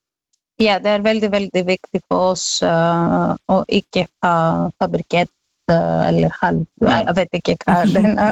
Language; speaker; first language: Norwegian; non-native, learner; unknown